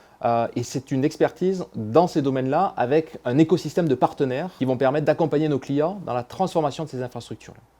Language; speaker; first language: French; native; French